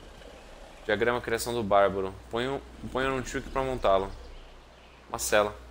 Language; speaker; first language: Portuguese; native; Portuguese